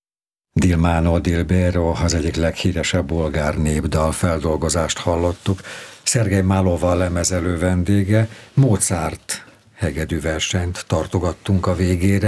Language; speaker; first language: Hungarian; native; Hungarian